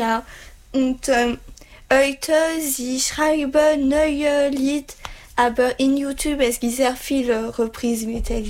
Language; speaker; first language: German; non-native, learner; French